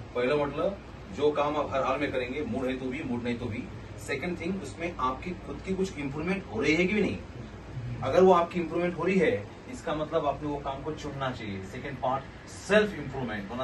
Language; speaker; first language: Hindi; non-native, local second language; Marathi